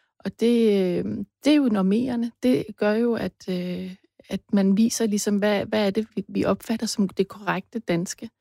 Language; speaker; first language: Danish; native; Danish